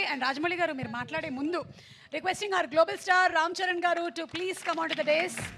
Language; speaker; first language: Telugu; native; Telugu